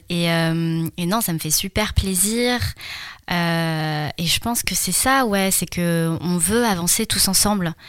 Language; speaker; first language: French; early bilingual, other home language; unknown